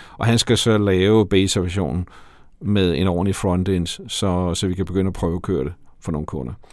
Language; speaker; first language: Danish; native; Danish